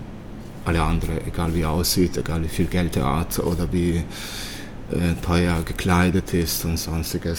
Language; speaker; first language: German; early bilingual, other home language; Italian